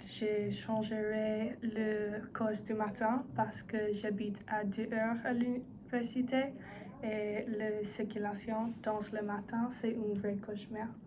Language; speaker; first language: French; non-native, learner; English